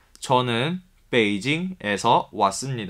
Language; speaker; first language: Korean; non-native, fluent; Chinese